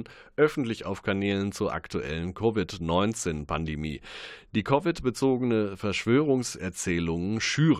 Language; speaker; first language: German; native; German